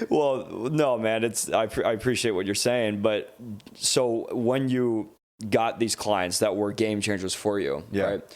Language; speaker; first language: English; native; English